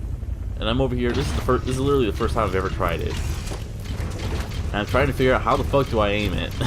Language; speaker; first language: English; native; English